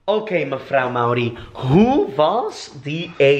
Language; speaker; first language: Dutch; non-native, learner; English